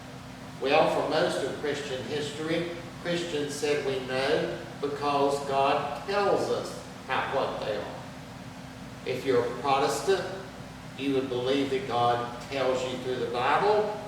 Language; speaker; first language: English; native; English